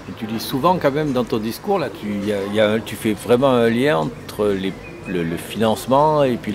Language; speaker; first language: French; native; French